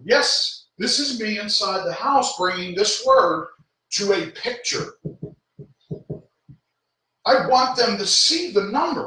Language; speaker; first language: English; native; English